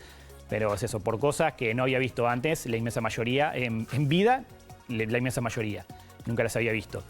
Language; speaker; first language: Spanish; native; Spanish